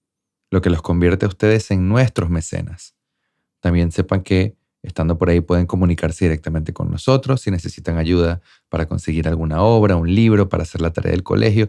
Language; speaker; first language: Spanish; native; Spanish